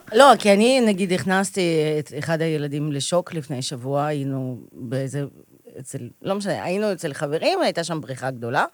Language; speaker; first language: Hebrew; early bilingual, other home language; Russian